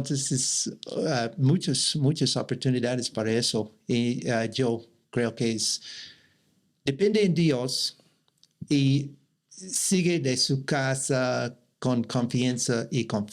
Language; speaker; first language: Spanish; non-native, learner; English